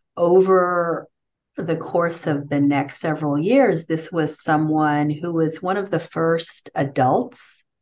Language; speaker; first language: English; native; English